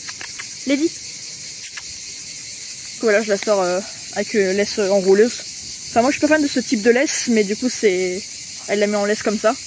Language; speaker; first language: French; native; French